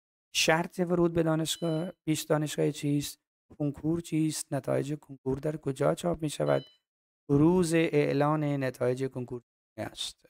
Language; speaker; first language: Persian; non-native, fluent; Urdu